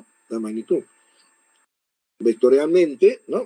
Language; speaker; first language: Spanish; native; Spanish